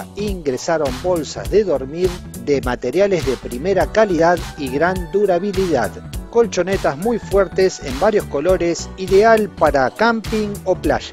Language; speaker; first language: Spanish; native; Spanish